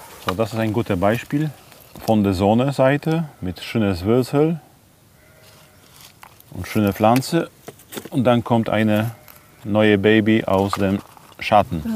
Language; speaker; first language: German; non-native, learner; Polish